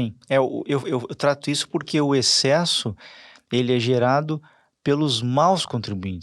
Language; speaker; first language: Portuguese; native; Portuguese